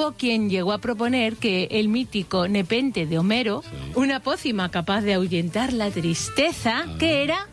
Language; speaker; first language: Spanish; native; Spanish